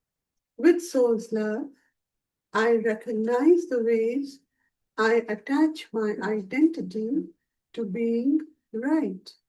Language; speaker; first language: English; non-native, local second language; Hindi